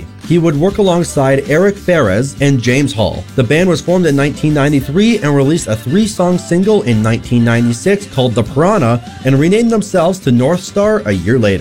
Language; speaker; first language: English; native; English